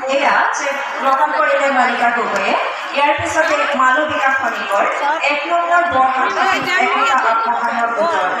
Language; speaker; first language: Assamese; native; Assamese